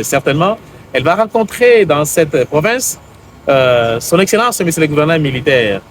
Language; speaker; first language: French; non-native, local second language; Swahili